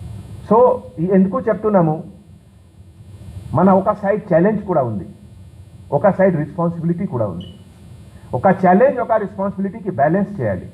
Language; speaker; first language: Telugu; non-native, fluent; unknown